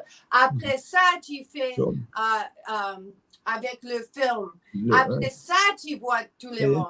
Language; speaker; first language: French; non-native, learner; English